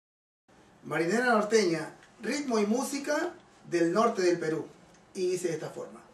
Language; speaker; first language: Spanish; native; Spanish